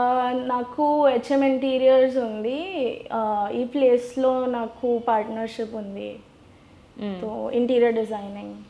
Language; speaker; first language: Telugu; non-native, local second language; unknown